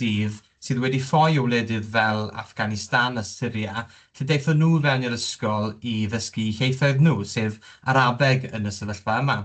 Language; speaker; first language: Welsh; native; Welsh